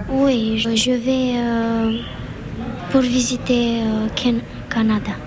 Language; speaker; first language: French; non-native, learner; Romanian